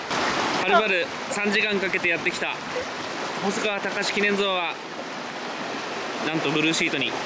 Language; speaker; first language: Japanese; native; Japanese